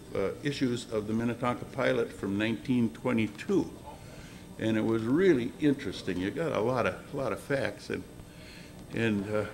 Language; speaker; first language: English; native; English